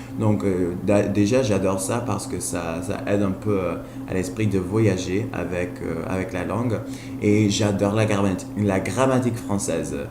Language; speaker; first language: French; non-native, fluent; Spanish